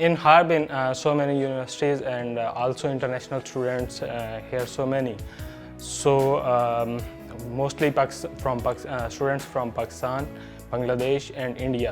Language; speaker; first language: English; non-native, learner; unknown